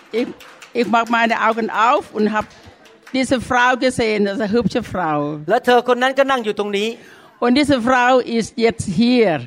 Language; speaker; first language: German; non-native, learner; Thai